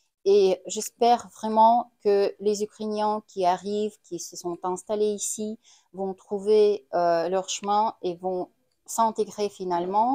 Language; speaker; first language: French; non-native, fluent; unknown